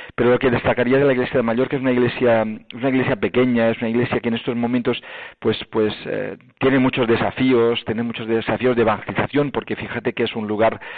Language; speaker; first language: Spanish; native; Spanish